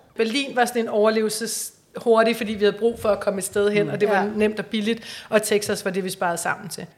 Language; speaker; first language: Danish; native; Danish